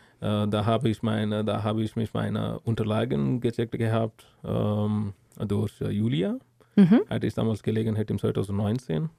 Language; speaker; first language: German; non-native, learner; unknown